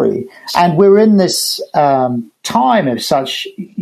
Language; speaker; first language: English; native; English